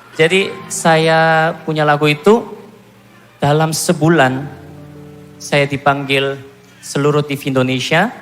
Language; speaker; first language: Indonesian; non-native, fluent; Korean